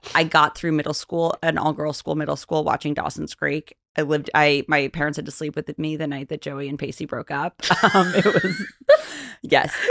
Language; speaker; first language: English; native; English